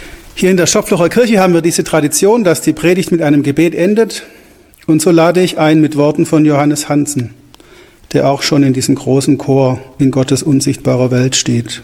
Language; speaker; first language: German; native; German